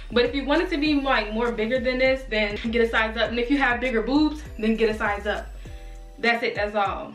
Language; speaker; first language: English; native; English